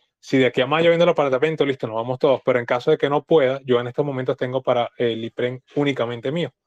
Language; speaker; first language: Spanish; native; Spanish